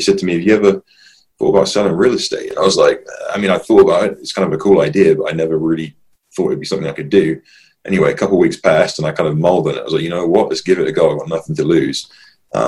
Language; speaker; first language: English; native; English